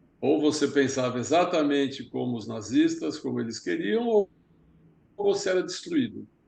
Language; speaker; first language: Portuguese; early bilingual, other home language; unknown